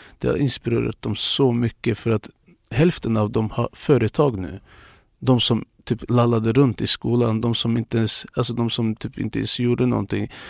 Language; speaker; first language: Swedish; non-native, fluent; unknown